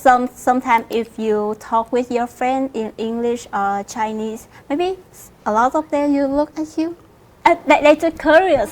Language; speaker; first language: English; non-native, learner; Vietnamese